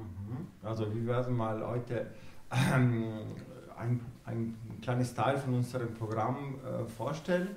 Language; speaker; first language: German; non-native, fluent; Italian